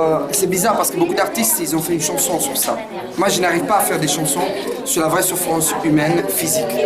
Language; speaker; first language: French; non-native, fluent; Italian